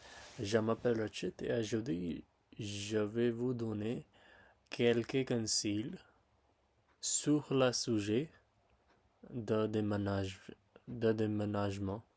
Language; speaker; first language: French; non-native, learner; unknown